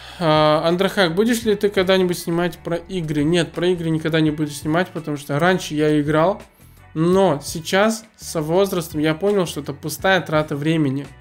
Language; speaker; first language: Russian; early bilingual, other home language; Azerbaijani